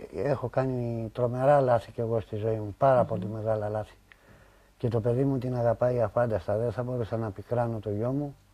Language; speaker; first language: Greek; native; Greek